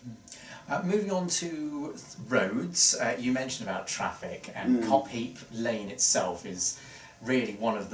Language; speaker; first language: English; native; English